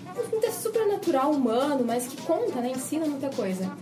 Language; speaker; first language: Portuguese; native; Portuguese